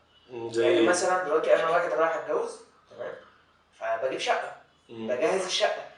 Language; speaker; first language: Arabic; native; Arabic